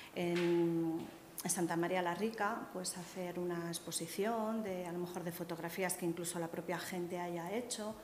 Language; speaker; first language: Spanish; native; Spanish